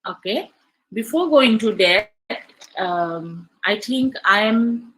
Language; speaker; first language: English; non-native, local second language; Assamese